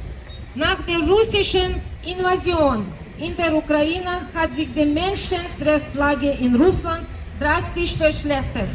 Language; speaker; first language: German; non-native, fluent; Russian